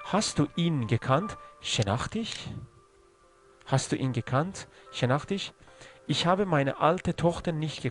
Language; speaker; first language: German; non-native, fluent; Persian